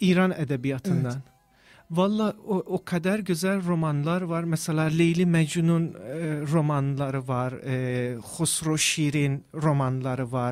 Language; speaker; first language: Turkish; non-native, fluent; Persian